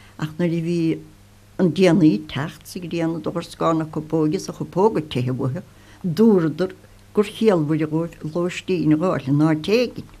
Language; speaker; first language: Irish; native; Irish